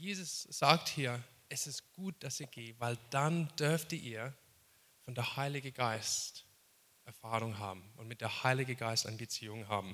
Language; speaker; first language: German; non-native, fluent; English